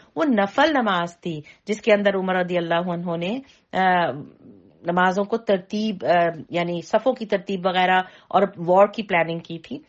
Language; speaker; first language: Urdu; native; Urdu